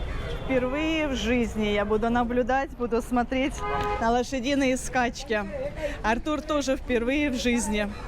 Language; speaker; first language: Russian; native; Russian